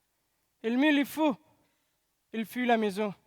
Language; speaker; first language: French; non-native, learner; Pashto